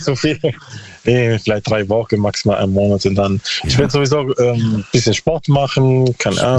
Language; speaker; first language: German; non-native, learner; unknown